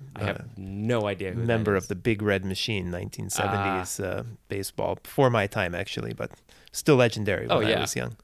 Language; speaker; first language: English; native; English